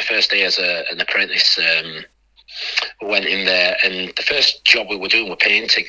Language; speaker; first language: English; native; English